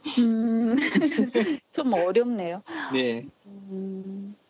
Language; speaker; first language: Korean; non-native, learner; Japanese